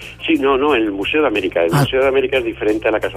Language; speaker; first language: Spanish; native; Spanish